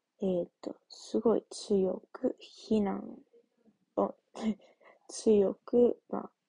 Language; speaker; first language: Japanese; non-native, learner; English